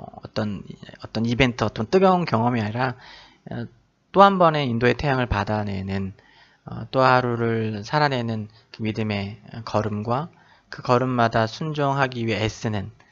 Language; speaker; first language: Korean; native; Korean